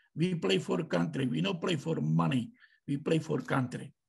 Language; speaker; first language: English; non-native, learner; Czech